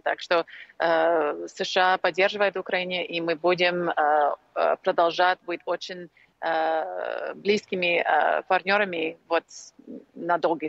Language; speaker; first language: Ukrainian; non-native, learner; English